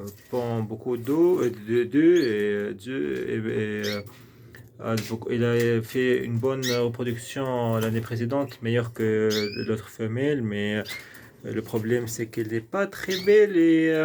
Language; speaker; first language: French; non-native, local second language; Arabic